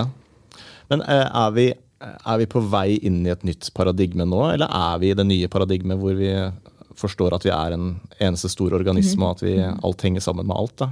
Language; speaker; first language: Norwegian; native; Norwegian